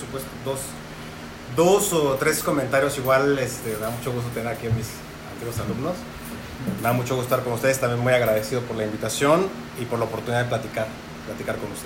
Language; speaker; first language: Spanish; native; Spanish